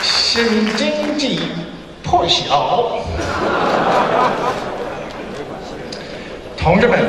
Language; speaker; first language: Chinese; non-native, learner; English